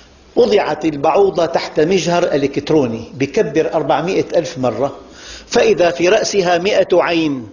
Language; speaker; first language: Arabic; native; Arabic